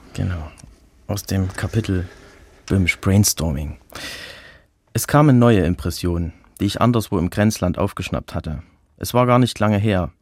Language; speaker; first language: German; native; German